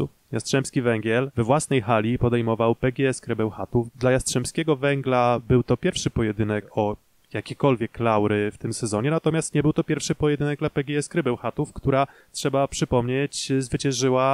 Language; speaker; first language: Polish; native; Polish